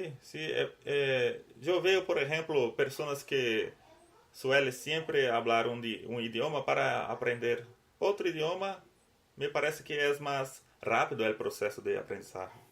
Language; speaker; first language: Spanish; non-native, learner; Portuguese